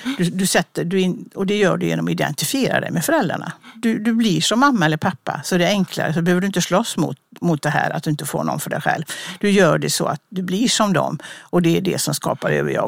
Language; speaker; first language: Swedish; native; Swedish